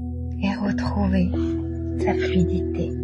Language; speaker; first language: French; native; French